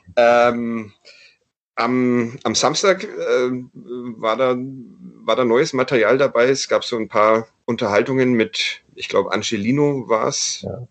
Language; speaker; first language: German; native; German